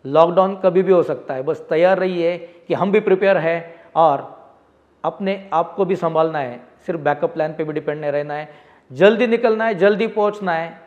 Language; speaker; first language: Hindi; non-native, local second language; Marathi